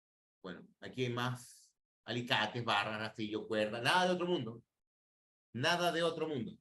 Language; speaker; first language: Spanish; native; Spanish